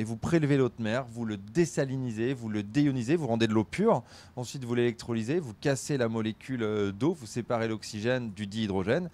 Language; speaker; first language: French; native; French